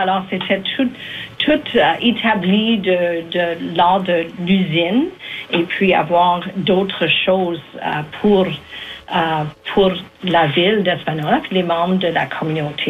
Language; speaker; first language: French; native; French